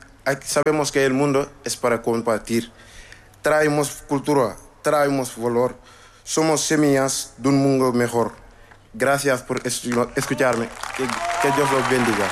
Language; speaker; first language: Spanish; non-native, learner; Wolof